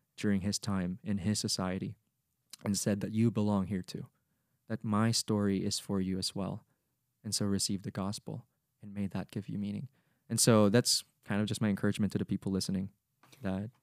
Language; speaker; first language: English; non-native, local second language; Cebuano